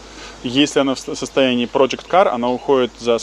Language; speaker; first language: Russian; native; Russian